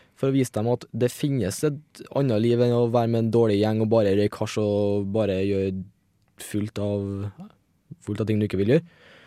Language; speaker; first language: Norwegian; native; Norwegian